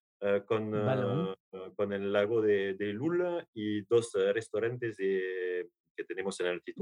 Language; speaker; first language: Spanish; non-native, learner; French